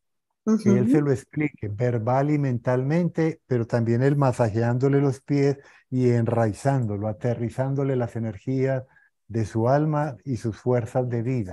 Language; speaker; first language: Spanish; native; Spanish